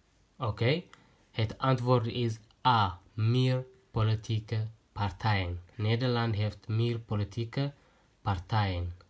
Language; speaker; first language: Dutch; non-native, fluent; Tigrinya